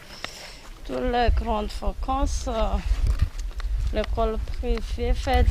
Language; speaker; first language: French; non-native, local second language; Malagasy